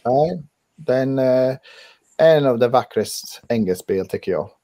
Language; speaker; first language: Swedish; non-native, fluent; English